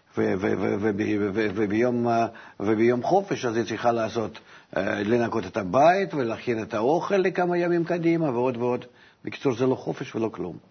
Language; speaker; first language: Hebrew; non-native, fluent; Russian